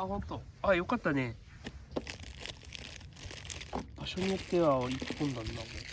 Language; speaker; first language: Japanese; native; Japanese